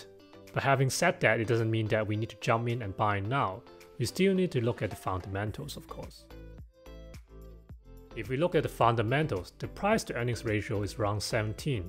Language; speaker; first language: English; non-native, local second language; Cantonese